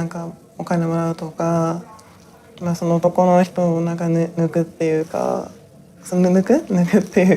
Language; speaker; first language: Japanese; native; Japanese